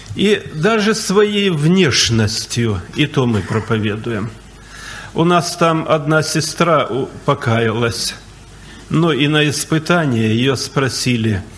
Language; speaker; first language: Russian; native; Russian